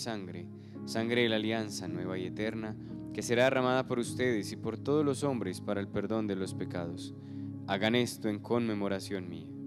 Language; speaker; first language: Spanish; native; Spanish